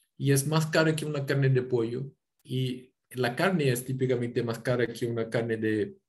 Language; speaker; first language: Spanish; non-native, fluent; Portuguese